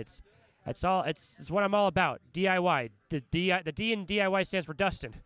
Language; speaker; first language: English; native; English